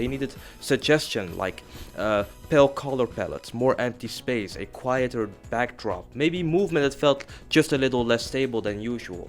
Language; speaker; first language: English; non-native, fluent; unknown